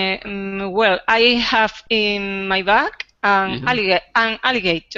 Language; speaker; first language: English; non-native, learner; Spanish